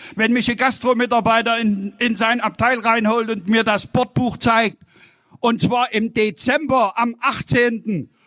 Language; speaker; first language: German; native; German